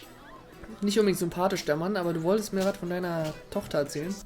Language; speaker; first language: German; native; German